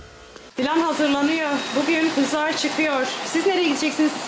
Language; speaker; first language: Turkish; native; Turkish